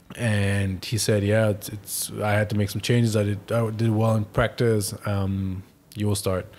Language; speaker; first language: English; non-native, fluent; German